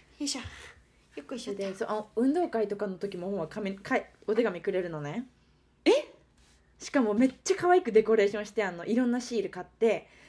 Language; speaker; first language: Japanese; native; Japanese